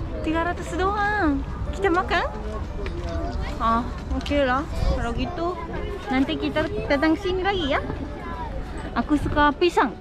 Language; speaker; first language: Indonesian; non-native, fluent; Japanese